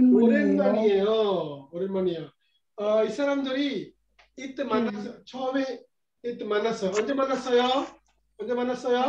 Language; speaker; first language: Korean; non-native, learner; Bangla